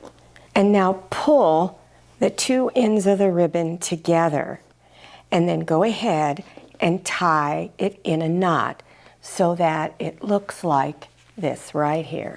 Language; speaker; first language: English; native; English